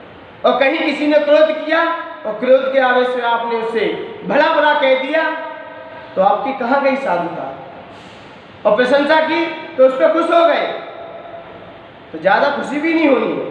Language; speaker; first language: Hindi; native; Hindi